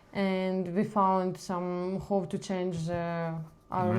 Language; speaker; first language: English; non-native, learner; Ukrainian